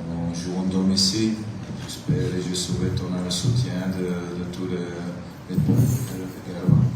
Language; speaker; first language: French; non-native, fluent; Dutch